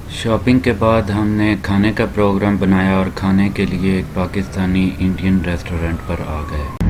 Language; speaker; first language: Urdu; non-native, local second language; Punjabi